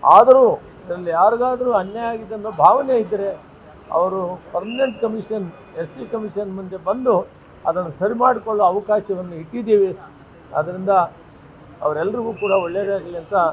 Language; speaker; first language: Kannada; native; Kannada